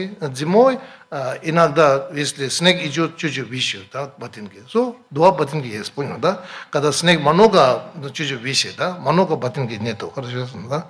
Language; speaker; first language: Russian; non-native, learner; Tibetan